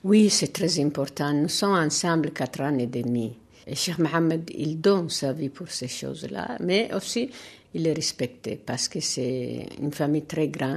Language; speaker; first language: French; non-native, learner; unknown